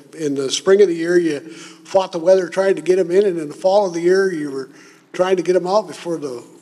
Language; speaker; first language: English; native; English